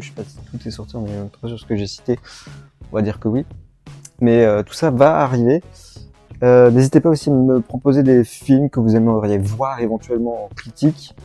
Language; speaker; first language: French; native; French